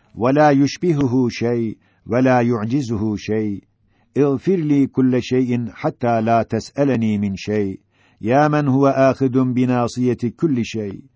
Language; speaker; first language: Arabic; non-native, fluent; Turkish